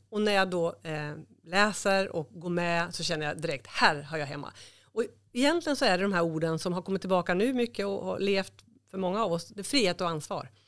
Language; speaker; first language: Swedish; native; Swedish